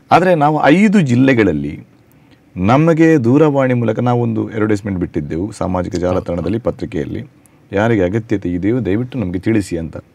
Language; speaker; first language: Kannada; native; Kannada